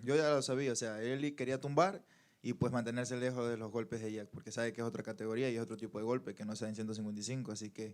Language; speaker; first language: Spanish; native; Spanish